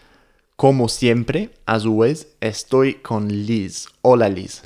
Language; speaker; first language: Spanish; non-native, fluent; English